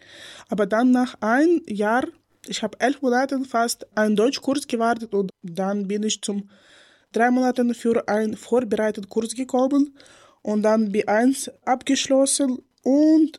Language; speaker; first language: German; non-native, learner; Ukrainian